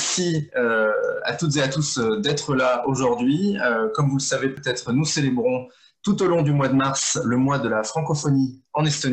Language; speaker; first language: French; native; French